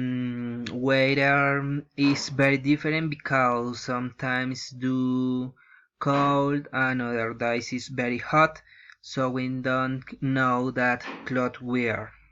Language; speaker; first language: English; non-native, learner; Spanish